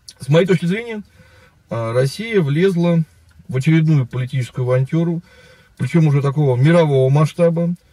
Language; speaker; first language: Russian; native; Russian